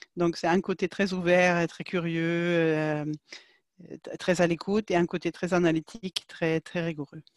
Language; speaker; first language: French; non-native, fluent; Swedish